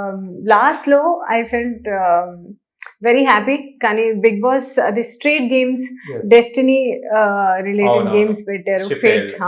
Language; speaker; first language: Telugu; non-native, learner; Hindi